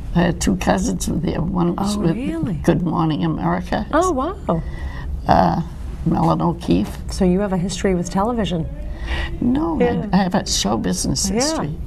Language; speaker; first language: English; native; English